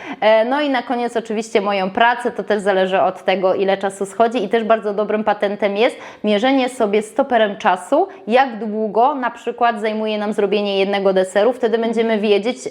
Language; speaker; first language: Polish; native; Polish